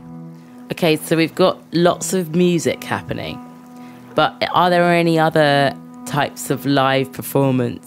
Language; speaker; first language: English; native; English